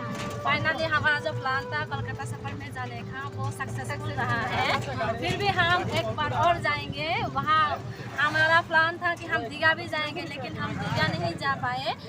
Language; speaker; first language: Hindi; non-native, local second language; Kok Borok